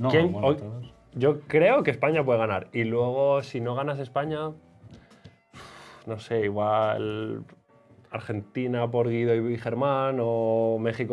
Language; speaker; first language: Spanish; native; Spanish